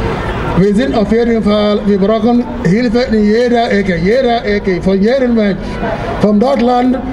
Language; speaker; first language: German; non-native, fluent; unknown